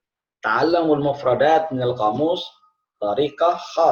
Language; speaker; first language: Arabic; non-native, fluent; Indonesian